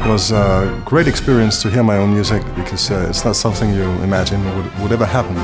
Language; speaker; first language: English; non-native, fluent; Danish